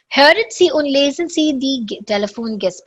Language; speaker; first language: German; non-native, fluent; Tamil